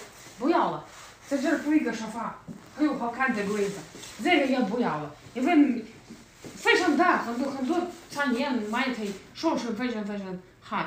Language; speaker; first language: Chinese; non-native, learner; Russian